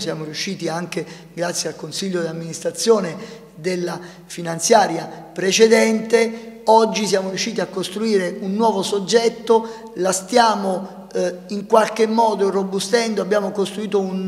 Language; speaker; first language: Italian; native; Italian